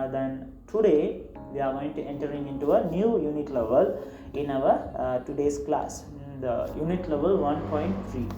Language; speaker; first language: English; non-native, local second language; Tamil